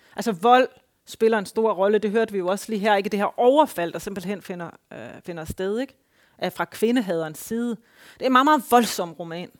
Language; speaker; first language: Danish; native; Danish